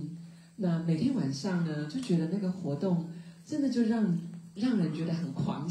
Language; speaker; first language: Chinese; native; Chinese